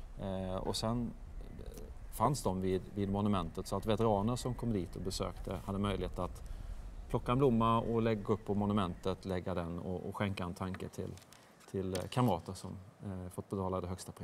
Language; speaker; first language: Swedish; native; Swedish